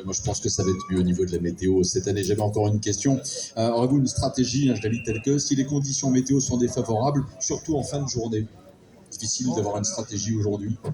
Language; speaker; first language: French; native; French